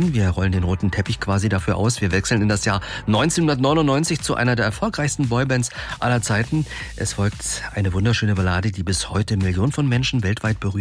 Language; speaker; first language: German; native; German